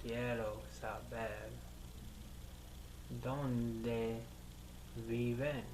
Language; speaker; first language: Spanish; non-native, learner; English